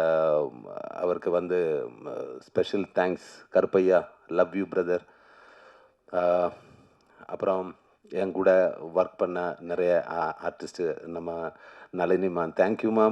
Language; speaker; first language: Tamil; non-native, learner; Malayalam